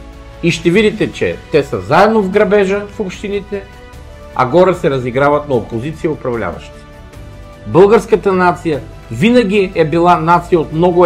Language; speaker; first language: Bulgarian; native; Bulgarian